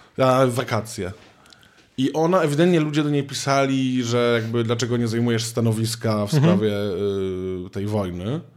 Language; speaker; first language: Polish; native; Polish